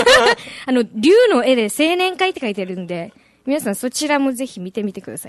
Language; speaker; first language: Japanese; native; Japanese